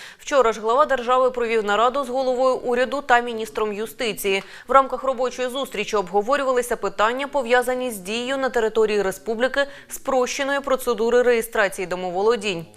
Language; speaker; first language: Ukrainian; native; Ukrainian